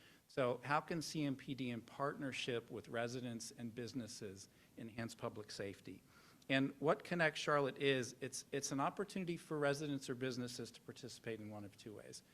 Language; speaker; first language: English; native; English